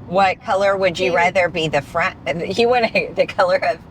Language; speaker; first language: English; native; English